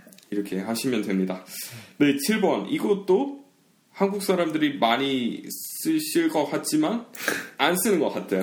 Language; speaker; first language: Korean; non-native, fluent; English